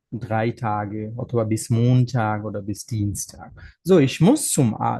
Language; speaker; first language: German; non-native, fluent; Bangla